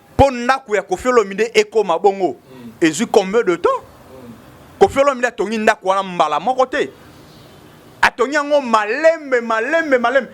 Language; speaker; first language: Lingala; native; Lingala